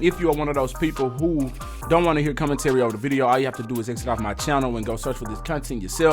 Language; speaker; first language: English; native; English